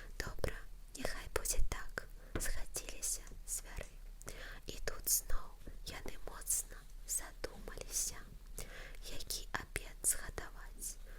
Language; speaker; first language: Belarusian; non-native, local second language; Russian